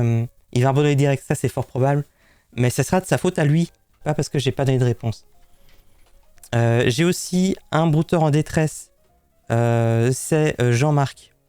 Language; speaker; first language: French; native; French